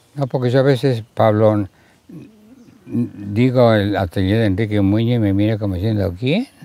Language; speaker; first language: Spanish; native; Spanish